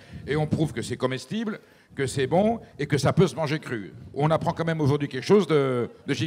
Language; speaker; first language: French; native; French